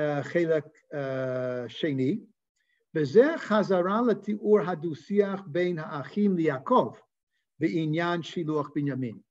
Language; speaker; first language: Hebrew; non-native, fluent; English